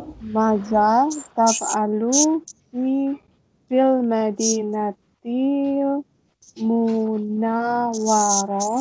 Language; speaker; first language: Arabic; non-native, learner; Malay